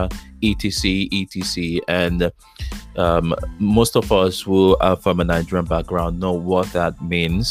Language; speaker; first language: English; non-native, local second language; Yoruba